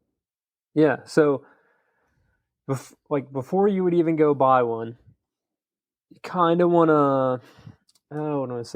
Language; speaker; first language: English; native; English